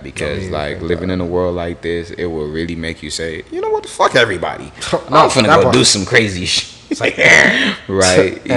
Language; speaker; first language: English; native; English